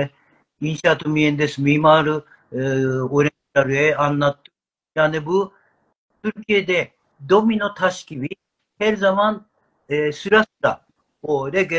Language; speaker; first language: Turkish; non-native, learner; Japanese